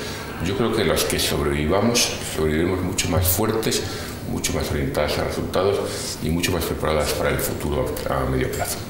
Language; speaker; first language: Spanish; native; Spanish